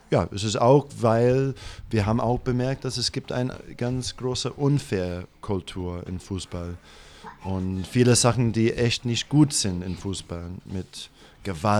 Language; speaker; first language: German; non-native, fluent; English